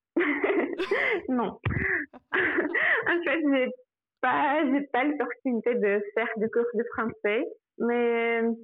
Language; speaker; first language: French; non-native, fluent; Russian